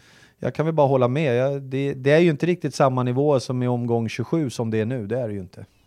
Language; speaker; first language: Swedish; native; Swedish